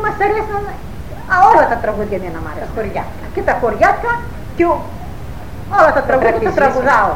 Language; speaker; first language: Greek; native; Greek